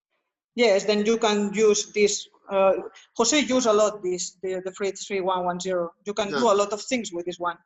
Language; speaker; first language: English; non-native, learner; Spanish